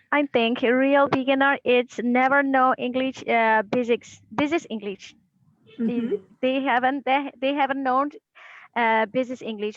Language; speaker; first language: English; non-native, learner; Burmese